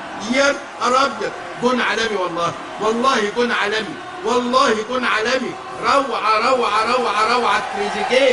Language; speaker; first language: Arabic; native; Arabic